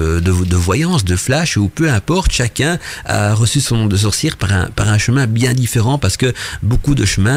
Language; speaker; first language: French; native; French